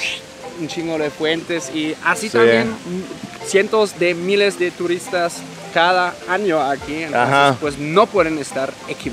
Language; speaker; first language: Spanish; non-native, fluent; German